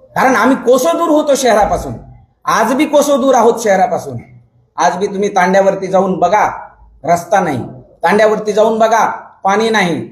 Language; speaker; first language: Marathi; non-native, local second language; Lambadi